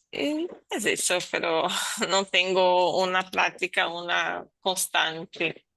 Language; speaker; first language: Spanish; non-native, learner; Portuguese